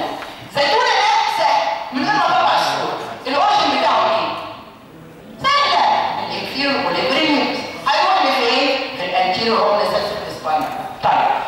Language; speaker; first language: Arabic; native; Arabic